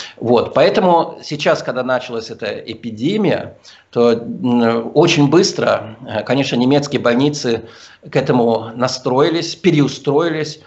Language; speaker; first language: Russian; early bilingual, heritage; Russian